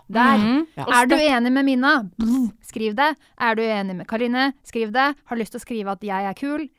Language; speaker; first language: Norwegian; native; Norwegian